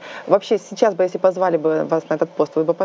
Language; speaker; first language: Russian; native; Russian